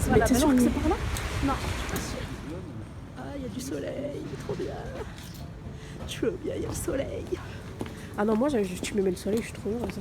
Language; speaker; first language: French; native; French